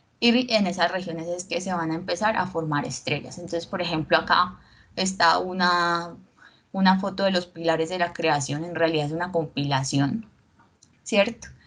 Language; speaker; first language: Spanish; native; Spanish